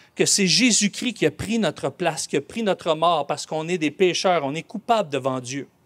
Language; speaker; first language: French; native; French